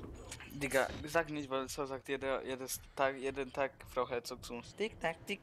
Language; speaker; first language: German; early bilingual, other home language; Polish